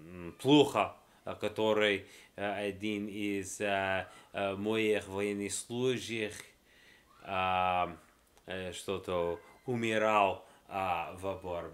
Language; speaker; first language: Russian; non-native, learner; English